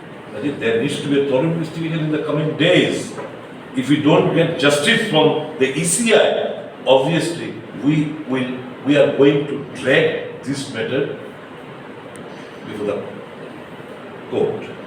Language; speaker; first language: English; non-native, local second language; Bangla